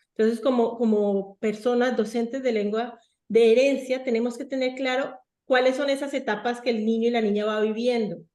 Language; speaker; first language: Spanish; native; Spanish